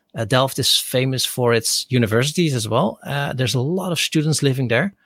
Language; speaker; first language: English; non-native, fluent; Dutch